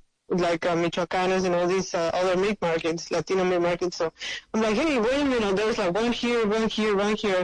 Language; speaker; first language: English; non-native, fluent; Spanish